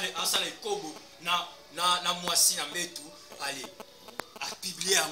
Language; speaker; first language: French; non-native, local second language; Lingala